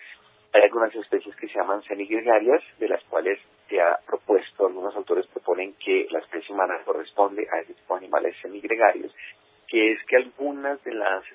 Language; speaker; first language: Spanish; native; Spanish